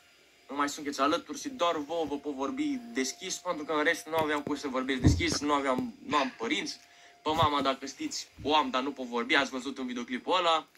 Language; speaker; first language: Romanian; native; Romanian